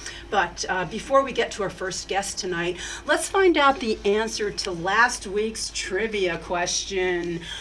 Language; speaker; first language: English; native; English